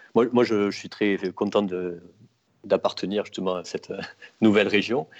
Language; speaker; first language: French; native; French